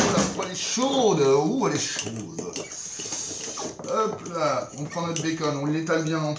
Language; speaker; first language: French; native; French